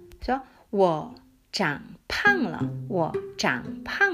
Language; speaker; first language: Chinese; non-native, fluent; Korean